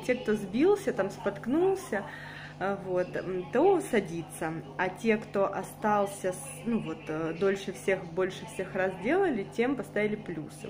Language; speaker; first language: Russian; native; Russian